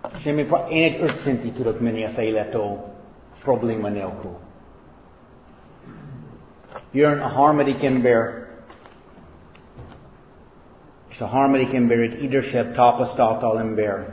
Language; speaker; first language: Hungarian; non-native, fluent; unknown